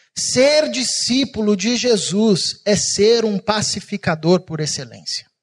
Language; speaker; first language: Portuguese; native; Portuguese